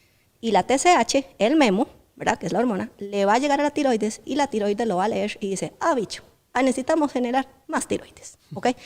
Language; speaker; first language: Spanish; native; Spanish